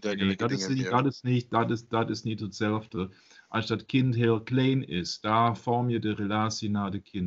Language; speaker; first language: Dutch; non-native, learner; German